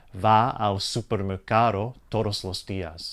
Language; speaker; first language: Spanish; non-native, fluent; English